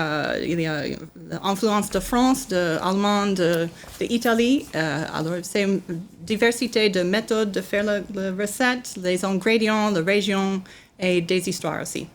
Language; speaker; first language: French; non-native, learner; English